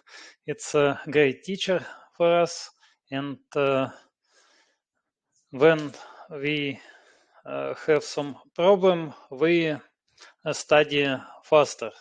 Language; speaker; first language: English; non-native, learner; Russian